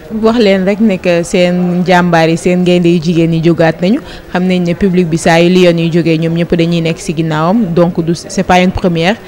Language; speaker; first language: Wolof; non-native, local second language; Serer